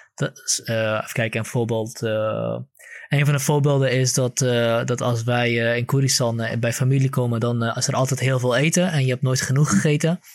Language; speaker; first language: Dutch; early bilingual, other home language; Kurdish